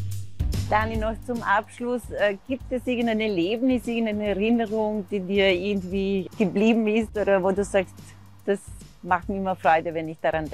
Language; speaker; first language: German; native; German